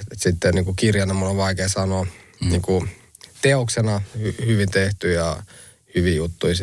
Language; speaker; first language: Finnish; early bilingual, other home language; Albanian